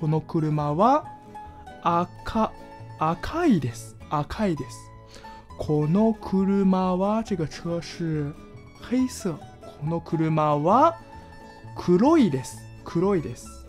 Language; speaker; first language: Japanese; non-native, fluent; Chinese